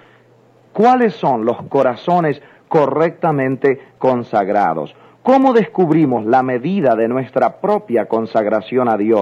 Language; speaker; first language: Spanish; native; Spanish